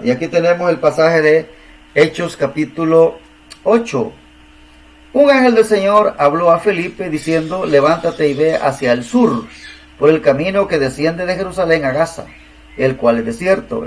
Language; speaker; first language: Spanish; native; Spanish